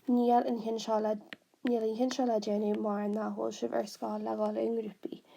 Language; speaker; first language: Irish; non-native, local second language; English